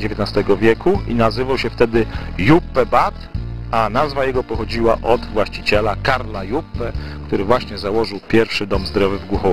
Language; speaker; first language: Polish; native; Polish